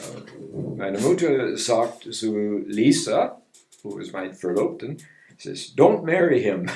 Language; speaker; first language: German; non-native, learner; English